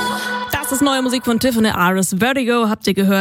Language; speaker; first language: German; native; German